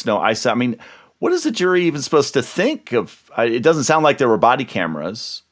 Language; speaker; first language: English; native; English